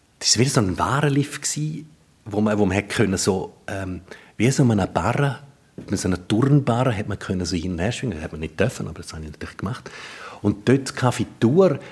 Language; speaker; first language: German; native; German